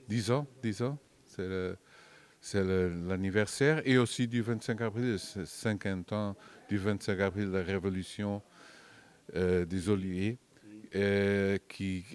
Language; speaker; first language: French; non-native, fluent; Portuguese